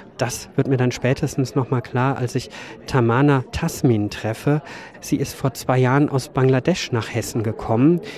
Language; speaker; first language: German; native; German